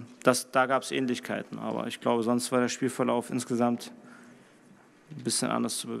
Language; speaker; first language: German; native; German